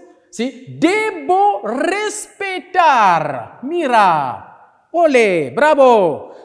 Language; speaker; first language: Spanish; non-native, local second language; French